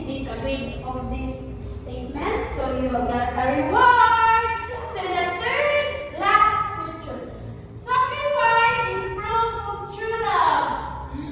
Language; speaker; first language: English; non-native, local second language; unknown